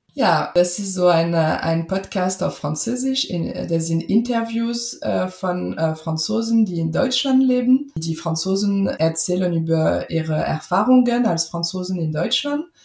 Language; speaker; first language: German; non-native, fluent; French